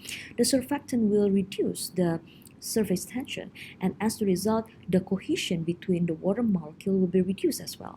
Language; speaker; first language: English; non-native, fluent; Indonesian